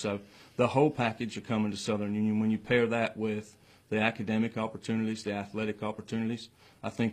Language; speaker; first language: English; native; English